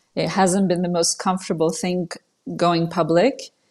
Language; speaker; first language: English; non-native, fluent; French